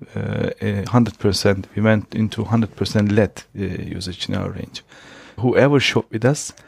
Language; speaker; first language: English; non-native, fluent; Turkish